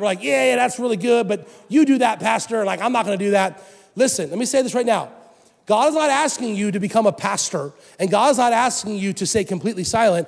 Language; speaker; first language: English; native; English